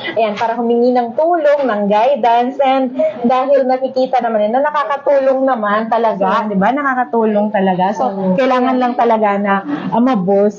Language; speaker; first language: Filipino; non-native, local second language; Maguindanaon